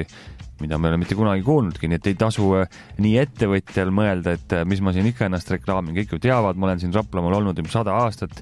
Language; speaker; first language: Estonian; native; Estonian